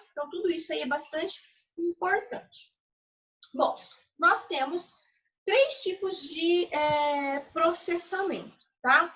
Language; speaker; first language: Portuguese; native; Portuguese